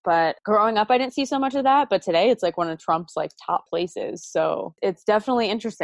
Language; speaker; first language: English; native; English